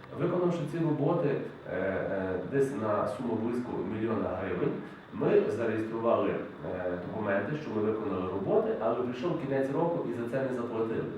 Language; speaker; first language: Ukrainian; native; Ukrainian